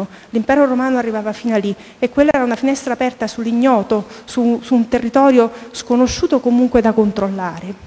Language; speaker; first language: Italian; native; Italian